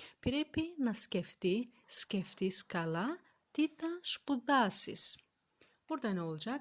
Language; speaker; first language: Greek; non-native, fluent; Turkish